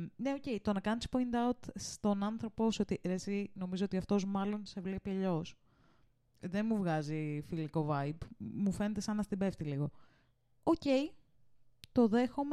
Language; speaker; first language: Greek; early bilingual, heritage; Greek